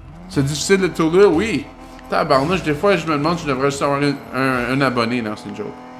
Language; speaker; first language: French; native; French